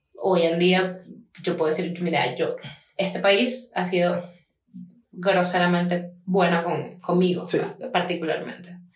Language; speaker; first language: Spanish; native; Spanish